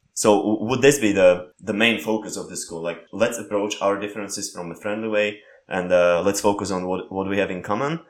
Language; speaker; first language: English; non-native, fluent; Slovak